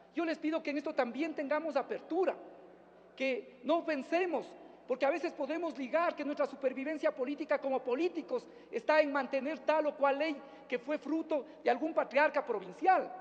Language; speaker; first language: Spanish; native; Spanish